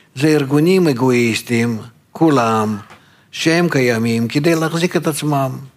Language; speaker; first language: Hebrew; non-native, fluent; Russian